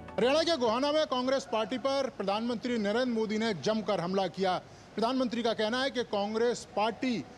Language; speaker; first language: Hindi; native; Hindi